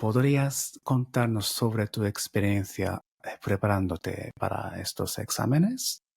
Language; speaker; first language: Spanish; non-native, fluent; Japanese